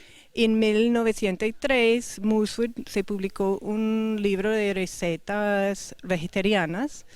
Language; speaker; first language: Spanish; non-native, fluent; English